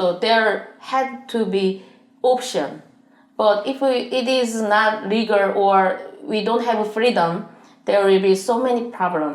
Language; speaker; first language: English; non-native, learner; Korean